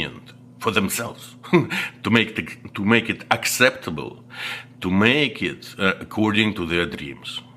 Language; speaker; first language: English; non-native, fluent; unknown